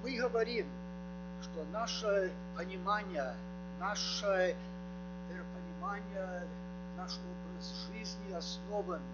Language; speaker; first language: Russian; early bilingual, heritage; Russian